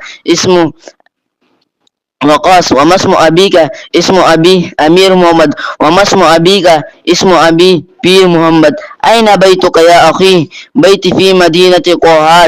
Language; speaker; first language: Arabic; non-native, learner; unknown